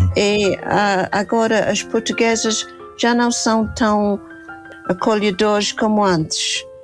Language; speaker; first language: Portuguese; non-native, fluent; English